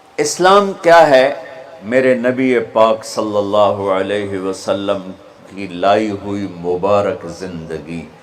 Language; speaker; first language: Urdu; non-native, local second language; Punjabi